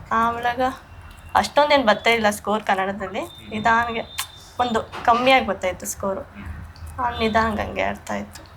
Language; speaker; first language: Kannada; early bilingual, other home language; Nepali